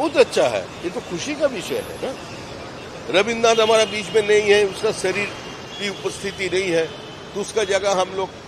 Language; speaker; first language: Hindi; non-native, local second language; Bangla